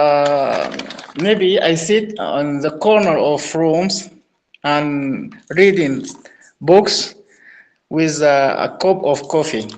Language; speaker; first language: English; non-native, learner; Arabic